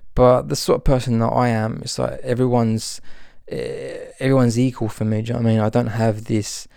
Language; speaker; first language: English; native; English